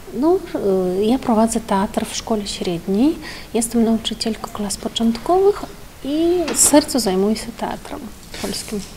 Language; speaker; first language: Polish; early bilingual, heritage; Polish